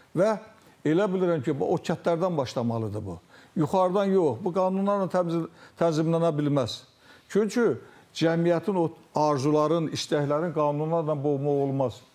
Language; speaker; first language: Azerbaijani; native; Azerbaijani